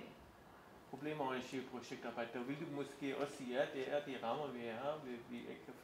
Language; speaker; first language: Danish; non-native, fluent; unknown